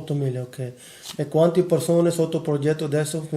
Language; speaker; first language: Italian; non-native, learner; Urdu